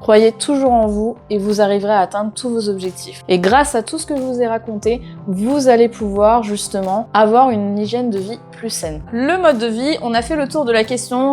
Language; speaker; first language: French; native; French